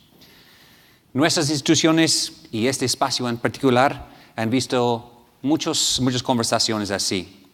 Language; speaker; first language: Spanish; non-native, fluent; English